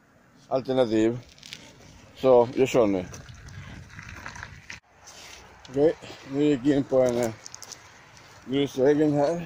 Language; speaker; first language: Swedish; non-native, learner; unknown